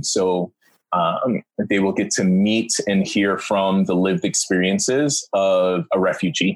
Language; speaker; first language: English; native; English